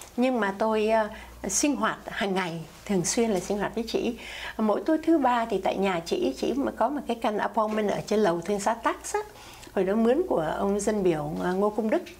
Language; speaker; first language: Vietnamese; native; Vietnamese